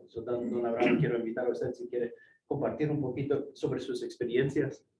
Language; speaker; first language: Spanish; non-native, fluent; English